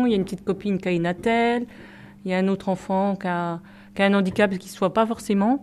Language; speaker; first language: French; native; French